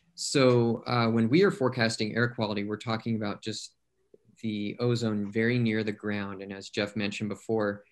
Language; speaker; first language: English; native; English